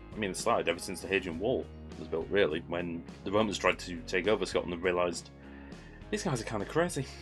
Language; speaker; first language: English; native; English